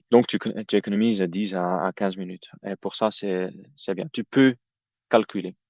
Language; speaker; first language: French; non-native, fluent; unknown